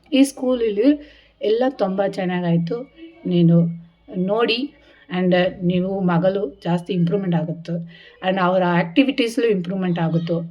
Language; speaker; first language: Kannada; non-native, local second language; Telugu